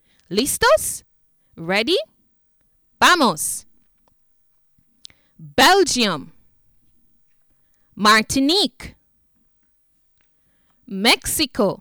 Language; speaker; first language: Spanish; non-native, fluent; English